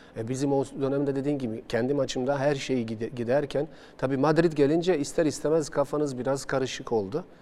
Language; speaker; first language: Turkish; non-native, fluent; Bosnian